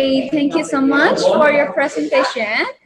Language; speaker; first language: English; non-native, learner; Indonesian